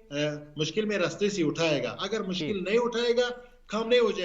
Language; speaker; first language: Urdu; non-native, learner; Pashto